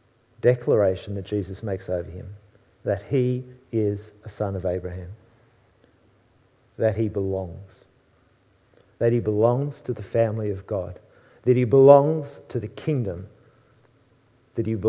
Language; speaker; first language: English; native; English